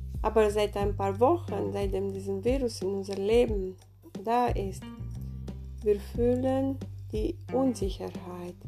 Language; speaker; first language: German; non-native, fluent; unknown